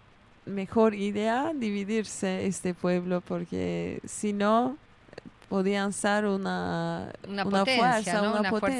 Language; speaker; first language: Spanish; non-native, fluent; Kurdish